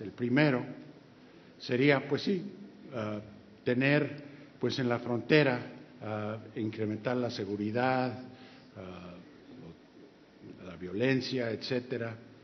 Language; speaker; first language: Spanish; early bilingual, other home language; English